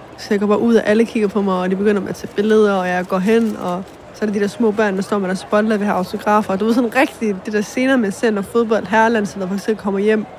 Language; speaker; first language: Danish; early bilingual, other home language; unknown